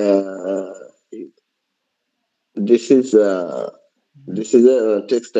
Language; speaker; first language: English; non-native, learner; Bangla